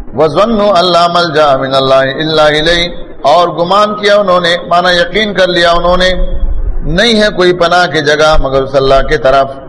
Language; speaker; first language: Urdu; non-native, local second language; Pashto